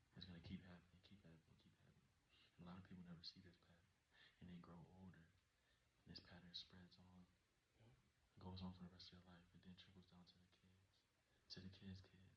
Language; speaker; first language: English; native; English